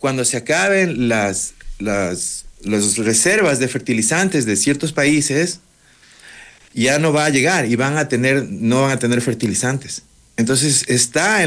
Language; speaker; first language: Spanish; native; Spanish